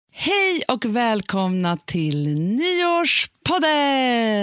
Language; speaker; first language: Swedish; native; Swedish